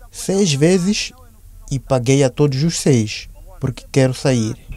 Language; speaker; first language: Portuguese; non-native, fluent; Spanish